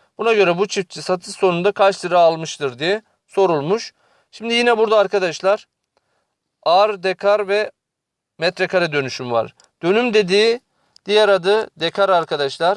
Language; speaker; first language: Turkish; native; Turkish